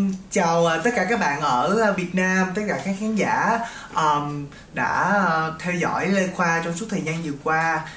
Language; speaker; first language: Vietnamese; native; Vietnamese